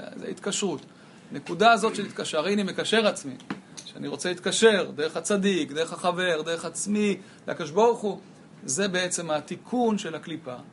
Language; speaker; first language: Hebrew; native; Hebrew